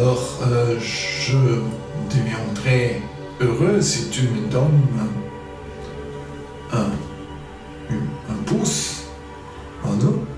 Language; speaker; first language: French; non-native, fluent; German